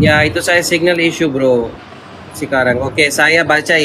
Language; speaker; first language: Indonesian; non-native, learner; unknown